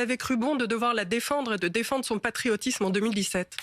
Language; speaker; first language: French; native; French